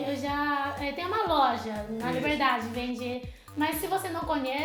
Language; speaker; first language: Portuguese; non-native, fluent; Chinese